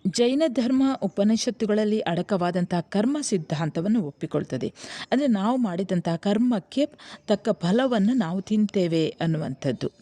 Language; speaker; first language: Kannada; native; Kannada